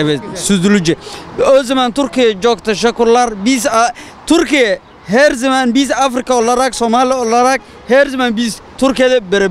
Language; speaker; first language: Turkish; non-native, learner; Somali